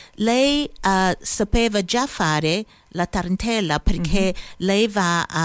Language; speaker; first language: Italian; early bilingual, heritage; Italian